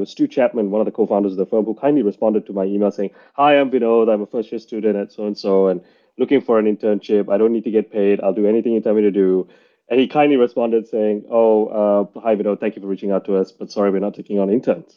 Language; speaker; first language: English; non-native, local second language; Tamil